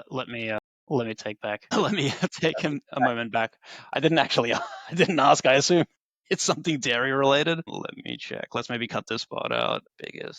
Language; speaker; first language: English; native; English